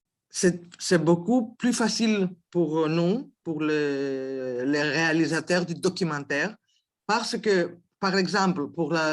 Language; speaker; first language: French; non-native, learner; Greek